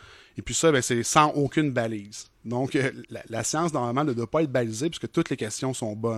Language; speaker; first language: French; native; French